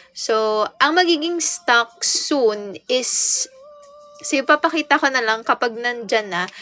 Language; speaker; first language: Filipino; non-native, local second language; Hiligaynon